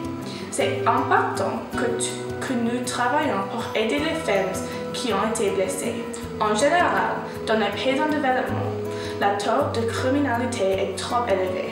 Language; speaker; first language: French; non-native, learner; English